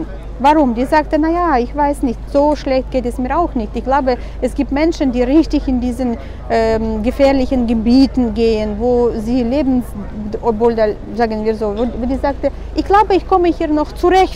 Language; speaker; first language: German; non-native, fluent; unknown